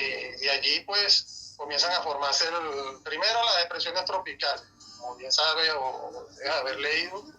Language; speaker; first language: Spanish; native; Spanish